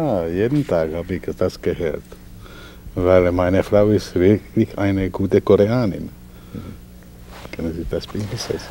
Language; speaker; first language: German; non-native, fluent; Czech